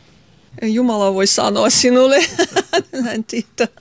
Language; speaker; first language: Finnish; non-native, learner; Russian